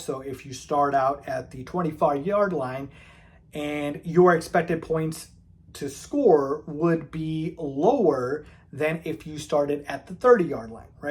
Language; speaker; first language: English; native; English